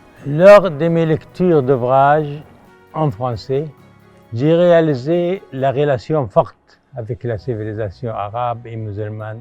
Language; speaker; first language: French; non-native, fluent; Arabic